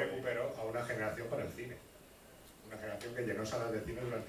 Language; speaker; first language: Spanish; native; Spanish